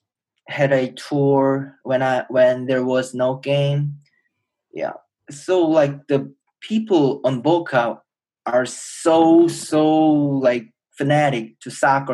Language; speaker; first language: English; non-native, fluent; Korean